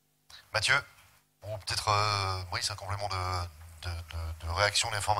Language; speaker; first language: French; native; French